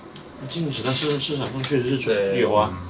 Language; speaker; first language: Chinese; native; Chinese